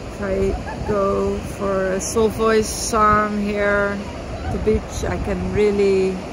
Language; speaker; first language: English; non-native, fluent; Dutch